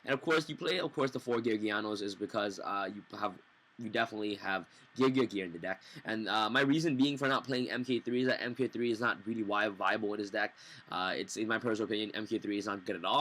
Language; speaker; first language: English; native; English